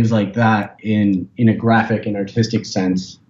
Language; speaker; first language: English; native; English